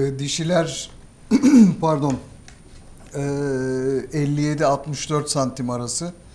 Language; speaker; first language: Turkish; native; Turkish